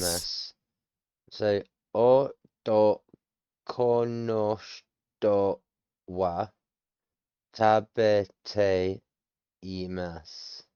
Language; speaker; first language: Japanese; non-native, learner; English